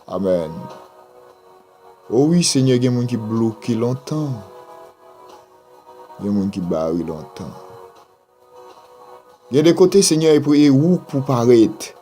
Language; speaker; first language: French; non-native, local second language; Haitian Creole